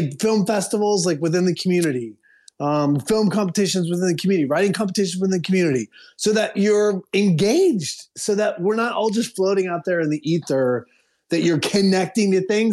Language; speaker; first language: English; native; English